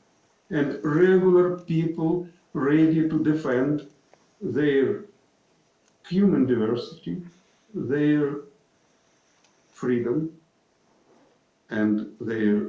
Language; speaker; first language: English; non-native, fluent; Ukrainian